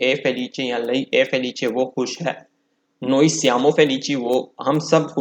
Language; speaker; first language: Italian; non-native, fluent; Urdu